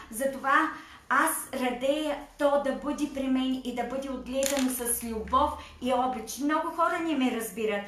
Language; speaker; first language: Bulgarian; native; Bulgarian